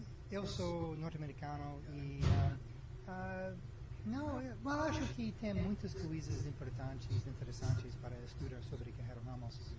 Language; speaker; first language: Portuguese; non-native, learner; English